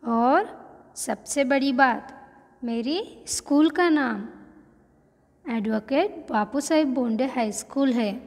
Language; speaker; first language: Hindi; non-native, local second language; Marathi